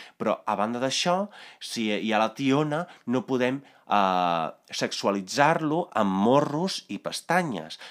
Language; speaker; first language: Catalan; non-native, fluent; Italian